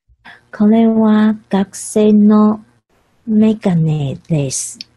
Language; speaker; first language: Japanese; non-native, learner; Chinese